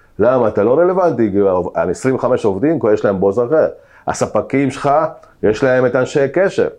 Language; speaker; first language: Hebrew; early bilingual, other home language; Spanish